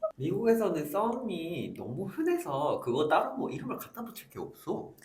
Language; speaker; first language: Korean; non-native, fluent; English